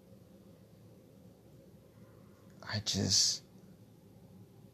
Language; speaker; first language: English; non-native, learner; Portuguese